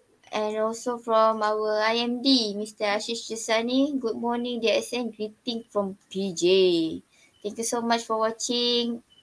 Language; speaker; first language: English; non-native, local second language; Malay